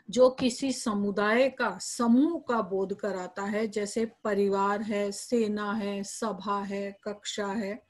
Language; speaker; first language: Hindi; native; Hindi